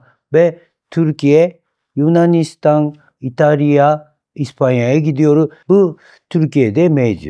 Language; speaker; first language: Turkish; non-native, fluent; Japanese